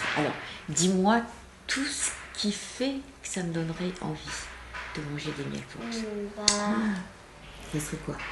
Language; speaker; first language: French; native; French